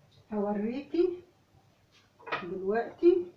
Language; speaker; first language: Arabic; native; Arabic